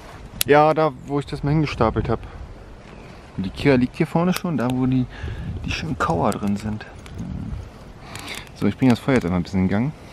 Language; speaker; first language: German; native; German